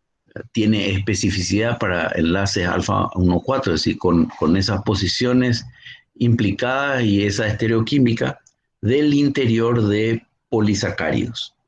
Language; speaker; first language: Spanish; native; Spanish